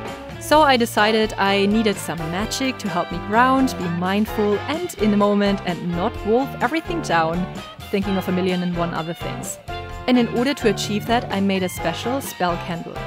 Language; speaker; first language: English; non-native, fluent; German